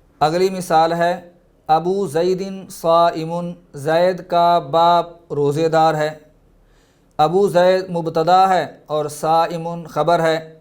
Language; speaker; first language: Urdu; native; Urdu